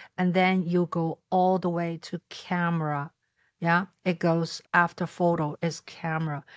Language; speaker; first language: English; non-native, fluent; Chinese